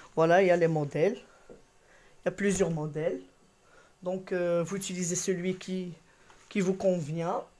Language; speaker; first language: French; non-native, local second language; Arabic